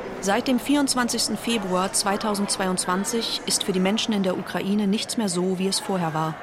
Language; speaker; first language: German; native; German